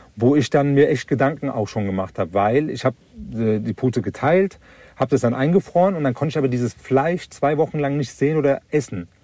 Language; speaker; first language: German; early bilingual, other home language; Turkish